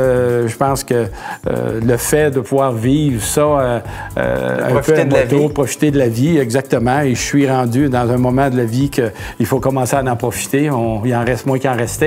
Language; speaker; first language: French; native; French